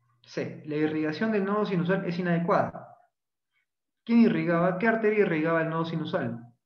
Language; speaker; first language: Spanish; native; Spanish